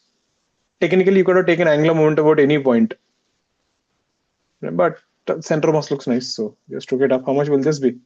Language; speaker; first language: English; non-native, local second language; Hindi